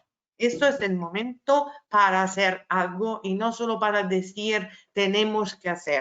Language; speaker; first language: Spanish; non-native, fluent; Italian